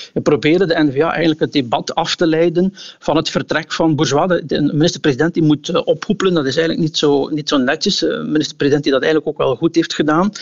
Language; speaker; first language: Dutch; native; Dutch